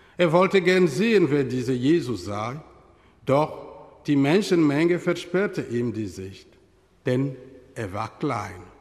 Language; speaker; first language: German; non-native, fluent; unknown